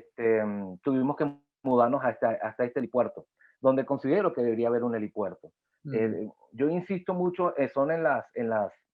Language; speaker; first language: Spanish; native; Spanish